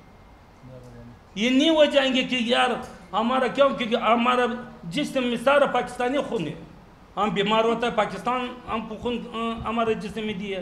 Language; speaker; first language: Urdu; non-native, learner; Pashto